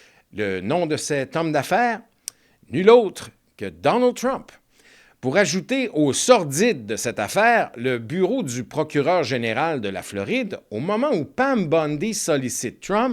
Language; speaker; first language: French; native; French